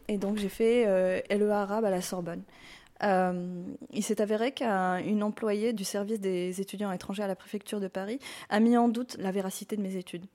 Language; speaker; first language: French; non-native, local second language; Arabic